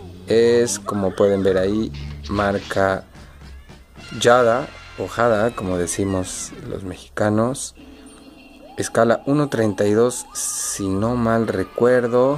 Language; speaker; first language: Spanish; native; Spanish